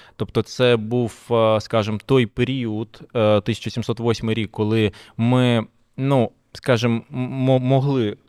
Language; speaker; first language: Ukrainian; non-native, local second language; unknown